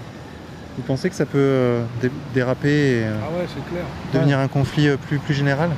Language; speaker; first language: French; native; French